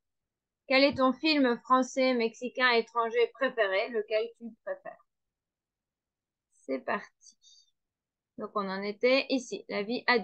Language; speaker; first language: French; non-native, fluent; Spanish